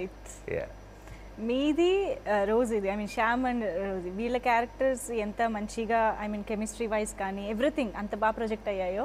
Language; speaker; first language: Telugu; native; Telugu